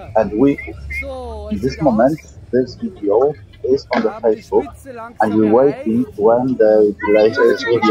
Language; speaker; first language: English; non-native, learner; Polish